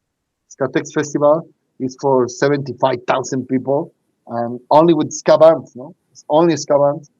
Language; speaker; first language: English; non-native, learner; Spanish